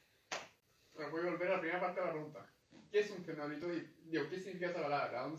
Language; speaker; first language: Spanish; native; Spanish